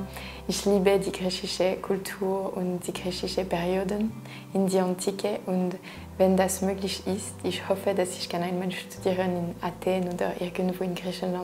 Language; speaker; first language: German; non-native, local second language; French